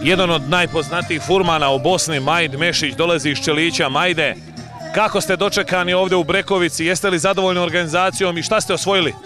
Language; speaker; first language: Serbian; native; Serbian